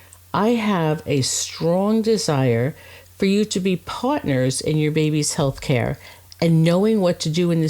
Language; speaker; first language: English; native; English